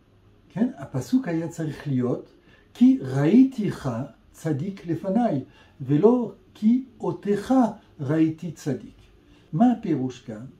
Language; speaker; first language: Hebrew; non-native, fluent; French